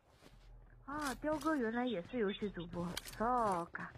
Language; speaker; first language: Chinese; native; Chinese